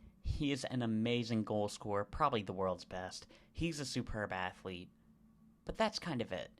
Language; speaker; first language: English; native; English